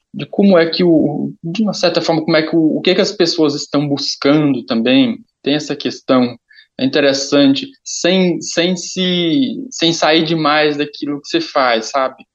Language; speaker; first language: Portuguese; native; Portuguese